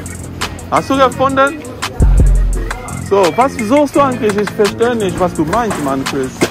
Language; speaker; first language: German; non-native, learner; Lingala